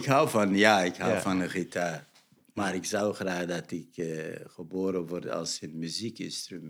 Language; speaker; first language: Dutch; non-native, fluent; Arabic